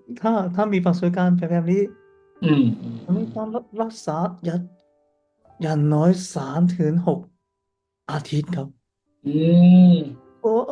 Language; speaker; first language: Thai; non-native, learner; Cantonese